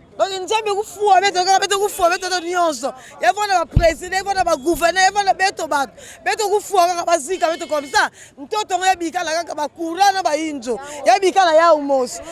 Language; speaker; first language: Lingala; non-native, local second language; Kongo